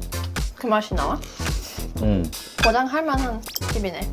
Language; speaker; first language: Korean; non-native, fluent; Swedish